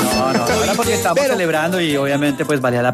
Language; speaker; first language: Spanish; native; Spanish